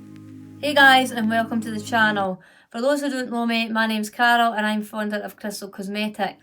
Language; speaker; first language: English; native; English